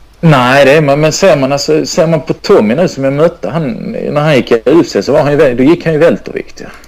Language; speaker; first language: Swedish; native; Swedish